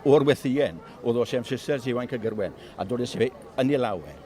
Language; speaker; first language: Welsh; native; Welsh